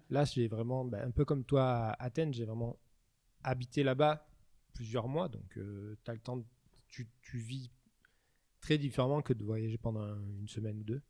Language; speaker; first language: French; native; French